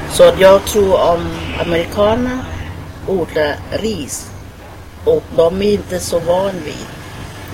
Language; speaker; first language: Swedish; non-native, fluent; Thai